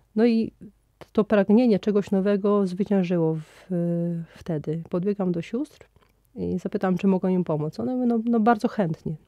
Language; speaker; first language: Polish; native; Polish